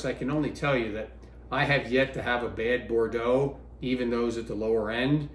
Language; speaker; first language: English; native; English